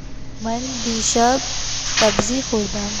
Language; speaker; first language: Persian; non-native, learner; Urdu